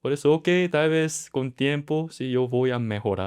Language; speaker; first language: Spanish; non-native, learner; Korean